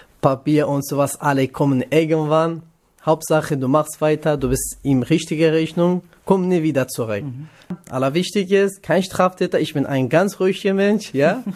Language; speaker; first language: German; non-native, learner; Kurdish